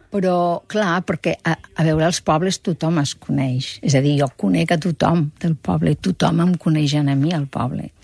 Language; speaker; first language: Catalan; native; Catalan